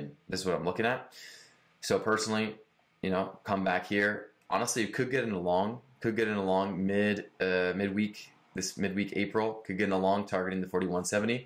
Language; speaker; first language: English; native; English